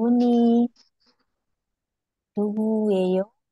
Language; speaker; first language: Korean; non-native, learner; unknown